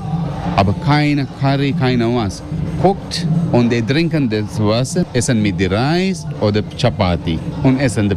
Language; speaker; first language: German; non-native, learner; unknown